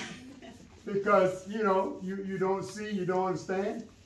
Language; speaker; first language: English; native; English